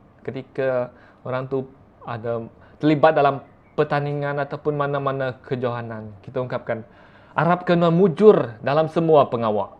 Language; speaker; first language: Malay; non-native, local second language; Iban